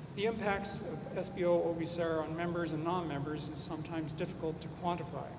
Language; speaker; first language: English; native; English